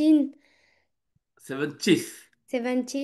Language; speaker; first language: English; non-native, learner; French